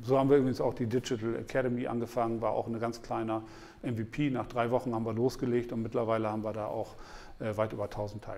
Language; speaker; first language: German; native; German